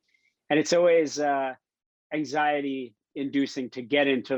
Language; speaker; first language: English; native; English